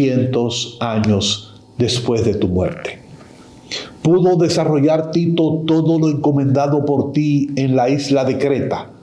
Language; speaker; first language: Spanish; native; Spanish